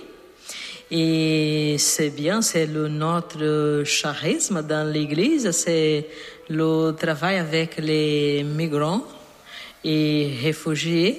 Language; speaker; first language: French; non-native, learner; Portuguese